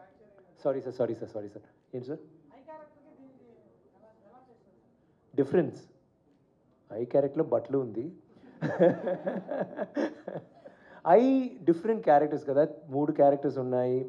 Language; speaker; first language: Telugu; non-native, learner; Tamil